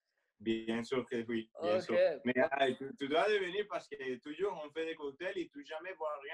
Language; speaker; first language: French; non-native, fluent; Spanish